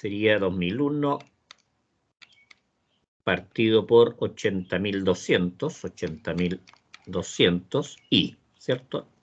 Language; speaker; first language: Spanish; native; Spanish